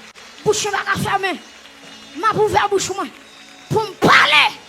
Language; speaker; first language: French; non-native, local second language; Haitian Creole